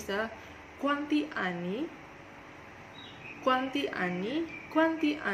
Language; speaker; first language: Italian; non-native, learner; Indonesian